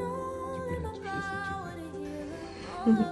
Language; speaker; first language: French; native; French